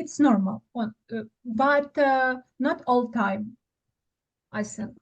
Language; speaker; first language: English; non-native, learner; Ukrainian